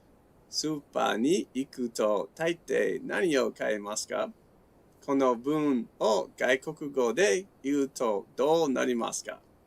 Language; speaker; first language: Japanese; non-native, learner; English